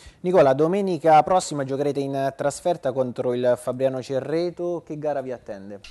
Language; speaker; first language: Italian; native; Italian